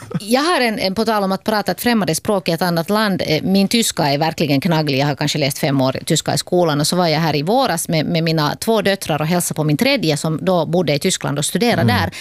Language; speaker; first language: Swedish; native; Swedish